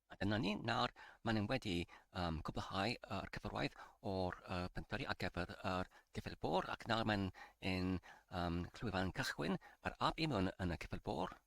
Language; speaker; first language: Welsh; non-native, learner; English